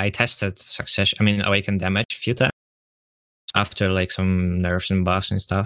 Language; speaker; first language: English; non-native, fluent; Polish